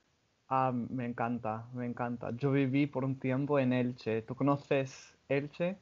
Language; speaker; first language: Spanish; non-native, fluent; English